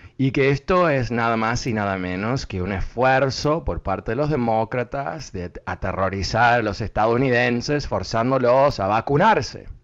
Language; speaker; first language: Spanish; early bilingual, heritage; Spanish